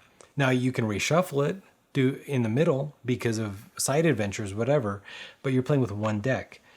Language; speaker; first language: English; native; English